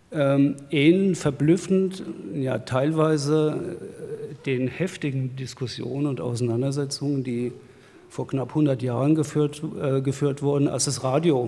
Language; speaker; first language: German; native; German